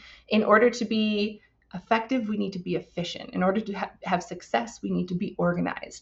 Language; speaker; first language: English; native; English